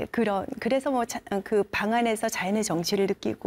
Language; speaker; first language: Korean; native; Korean